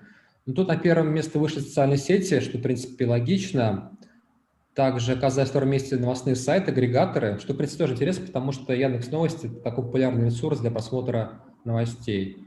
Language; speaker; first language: Russian; native; Russian